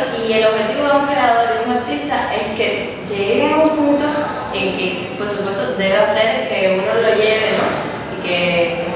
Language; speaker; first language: Spanish; native; Spanish